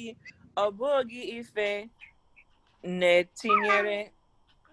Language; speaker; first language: Igbo; early bilingual, heritage; English